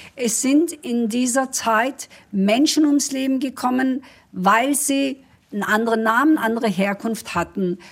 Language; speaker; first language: German; early bilingual, other home language; Kurdish